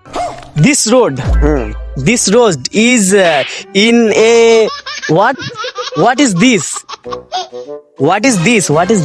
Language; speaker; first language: English; non-native, learner; Bangla